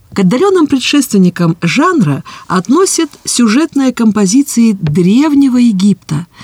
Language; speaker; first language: Russian; native; Russian